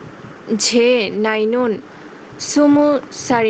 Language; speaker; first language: Korean; non-native, learner; Bangla